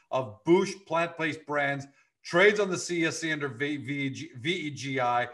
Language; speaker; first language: English; native; English